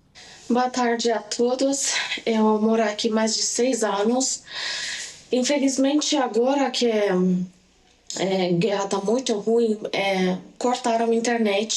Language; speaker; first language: Portuguese; non-native, learner; Persian